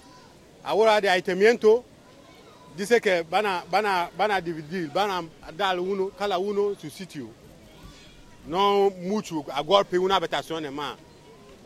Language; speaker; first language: Spanish; non-native, learner; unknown